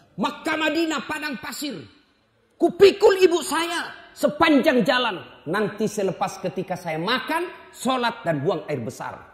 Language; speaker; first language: Indonesian; non-native, local second language; Buginese